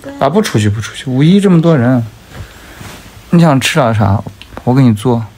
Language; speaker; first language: Chinese; native; Chinese